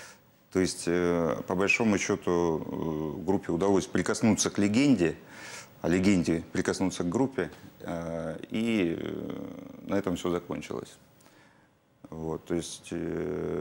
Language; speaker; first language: Russian; native; Russian